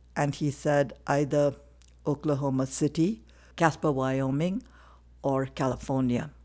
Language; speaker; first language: English; non-native, local second language; Tamil